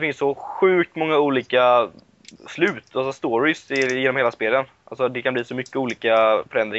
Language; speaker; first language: Swedish; native; Swedish